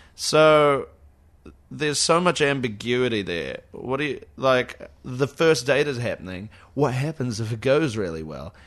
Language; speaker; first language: English; native; English